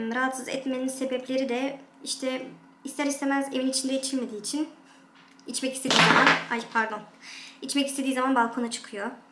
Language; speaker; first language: Turkish; early bilingual, heritage; Turkish